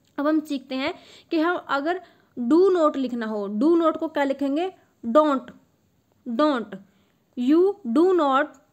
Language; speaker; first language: Hindi; native; Hindi